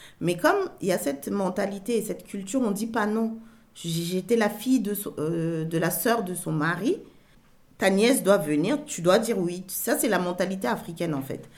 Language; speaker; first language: French; early bilingual, other home language; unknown